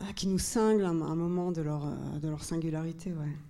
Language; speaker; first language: French; native; French